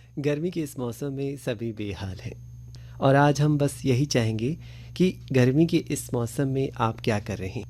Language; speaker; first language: Hindi; native; Hindi